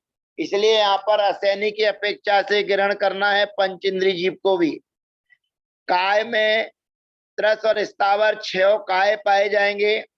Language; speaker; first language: Hindi; native; Hindi